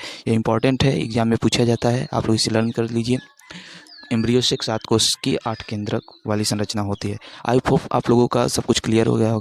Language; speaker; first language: Hindi; native; Hindi